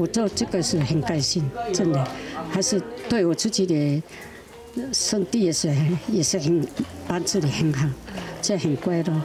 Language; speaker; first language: Chinese; non-native, local second language; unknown